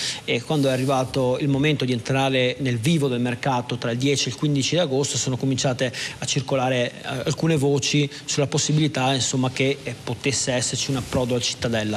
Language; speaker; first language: Italian; native; Italian